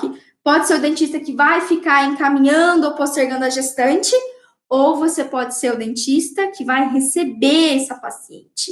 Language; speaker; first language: Portuguese; native; Portuguese